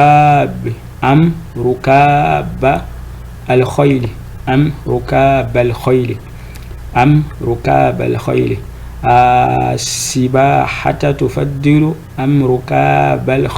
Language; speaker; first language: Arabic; non-native, fluent; French